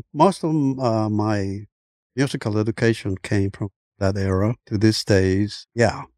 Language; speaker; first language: English; non-native, fluent; Spanish